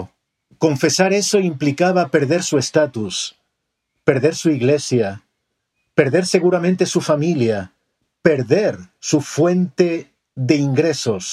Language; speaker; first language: Spanish; native; Spanish